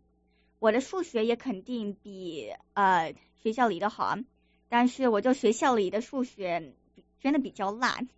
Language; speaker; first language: Chinese; early bilingual, other home language; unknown